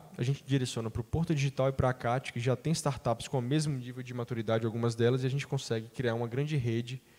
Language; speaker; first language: Portuguese; native; Portuguese